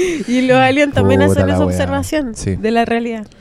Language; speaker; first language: Spanish; native; Spanish